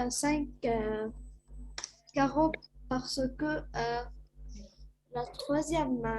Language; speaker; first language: French; non-native, local second language; Arabic